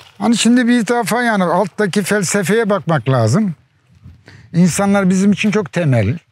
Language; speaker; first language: Turkish; native; Turkish